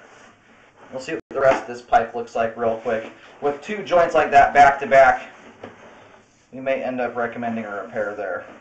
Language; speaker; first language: English; native; English